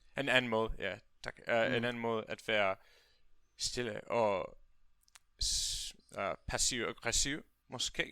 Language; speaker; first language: Danish; non-native, learner; English